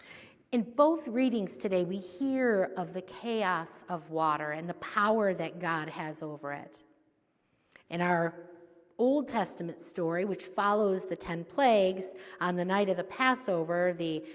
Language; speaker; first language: English; native; English